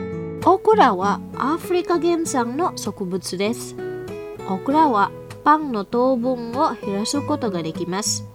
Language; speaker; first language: Japanese; non-native, fluent; Indonesian